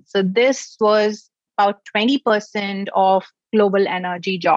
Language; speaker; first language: English; non-native, local second language; Hindi